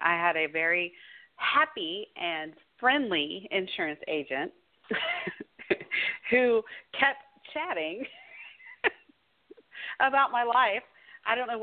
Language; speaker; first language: English; native; English